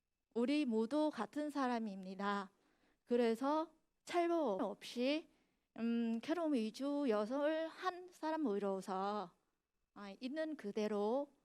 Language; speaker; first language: Korean; non-native, fluent; Vietnamese